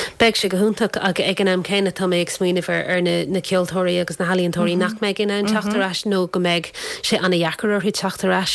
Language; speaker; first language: Irish; non-native, local second language; English